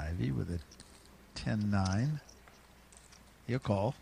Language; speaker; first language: English; native; English